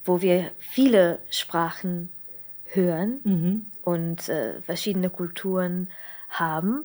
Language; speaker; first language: German; non-native, fluent; Slovenian